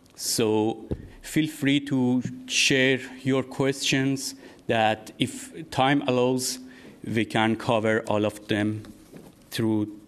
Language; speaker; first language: English; non-native, fluent; Persian